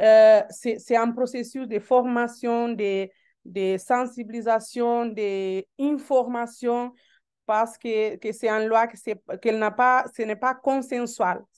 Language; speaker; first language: French; non-native, learner; Portuguese